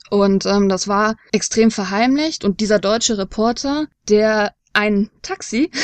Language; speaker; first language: German; native; German